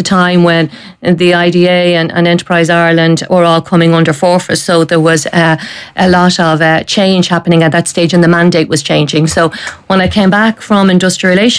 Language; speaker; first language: English; native; English